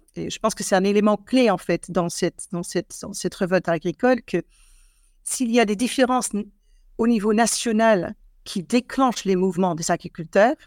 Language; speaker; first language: French; non-native, fluent; Dutch